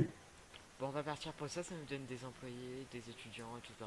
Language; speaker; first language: French; native; French